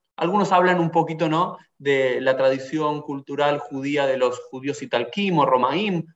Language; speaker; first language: Spanish; native; Spanish